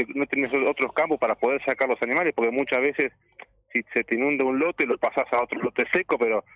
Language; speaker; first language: Spanish; native; Spanish